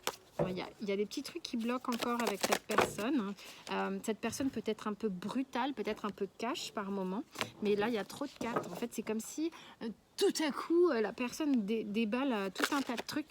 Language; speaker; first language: French; native; French